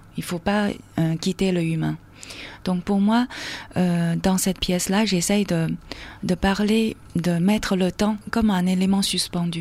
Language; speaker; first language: French; non-native, fluent; Chinese